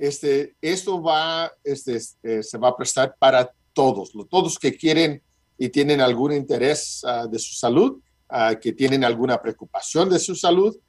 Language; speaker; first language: Spanish; early bilingual, heritage; Spanish